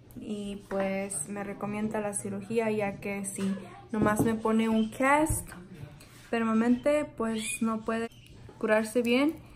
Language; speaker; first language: Spanish; early bilingual, heritage; Spanish